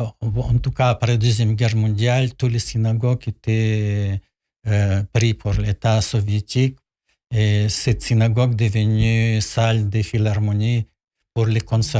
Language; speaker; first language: French; non-native, learner; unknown